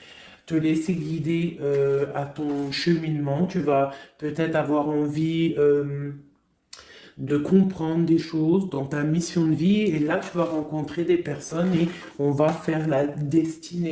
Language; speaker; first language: French; native; French